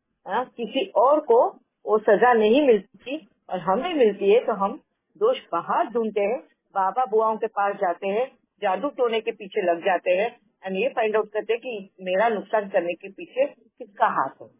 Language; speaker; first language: Hindi; native; Hindi